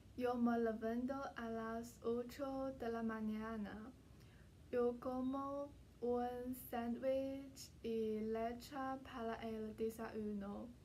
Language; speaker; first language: Spanish; non-native, learner; Chinese